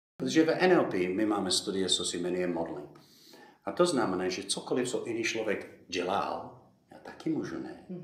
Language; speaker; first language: Czech; non-native, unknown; English